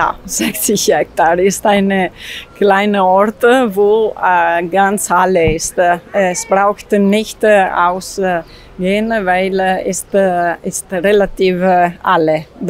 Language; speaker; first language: German; non-native, learner; Italian